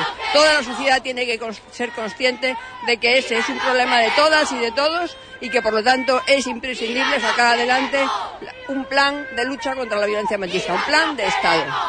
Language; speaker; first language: Spanish; native; Spanish